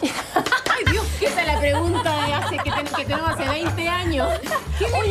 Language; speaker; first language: Spanish; native; Spanish